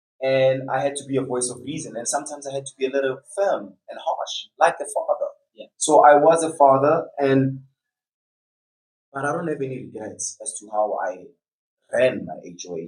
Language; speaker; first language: English; non-native, local second language; Tswana